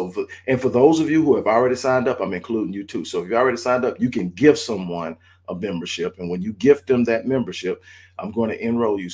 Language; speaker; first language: English; native; English